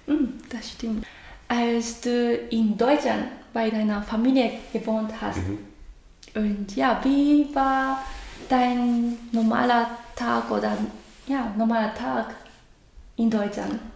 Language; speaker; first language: German; non-native, learner; Japanese